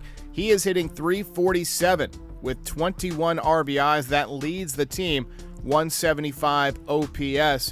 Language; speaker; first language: English; native; English